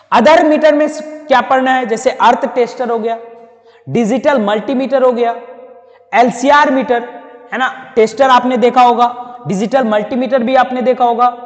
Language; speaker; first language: Hindi; native; Hindi